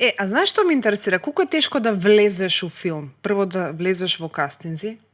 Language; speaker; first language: Macedonian; native; Macedonian